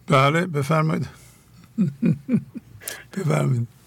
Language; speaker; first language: Persian; native; Persian